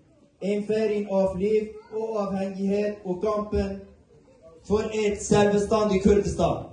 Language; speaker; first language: Norwegian; non-native, fluent; Central Kurdish